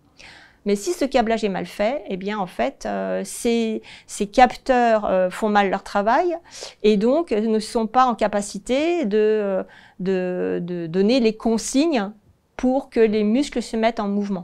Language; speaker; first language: French; native; French